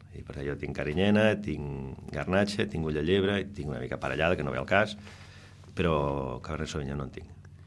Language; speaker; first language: Catalan; non-native, local second language; Spanish